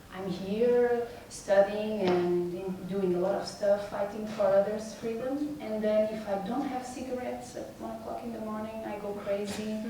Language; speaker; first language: English; non-native, fluent; Portuguese